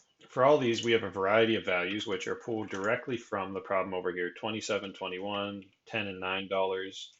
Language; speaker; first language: English; native; English